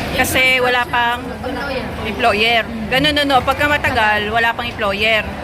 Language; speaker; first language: Filipino; native; Filipino